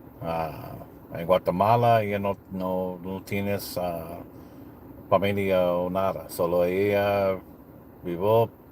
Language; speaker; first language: Spanish; non-native, learner; English